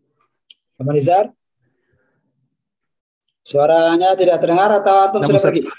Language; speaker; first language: Indonesian; native; Indonesian